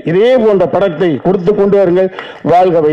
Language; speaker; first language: Tamil; native; Tamil